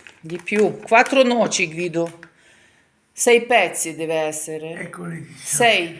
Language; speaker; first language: Italian; non-native, learner; Ukrainian